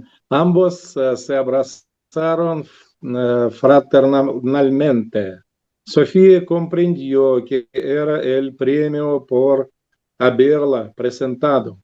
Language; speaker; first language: Spanish; non-native, learner; Russian